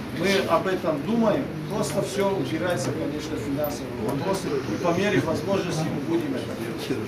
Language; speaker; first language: Russian; non-native, local second language; Ossetic